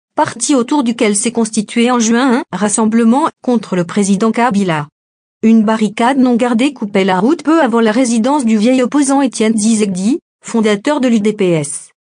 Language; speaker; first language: French; non-native, local second language; Lingala